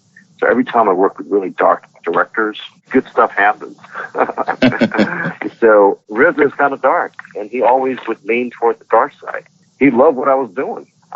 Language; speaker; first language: English; non-native, local second language; Cantonese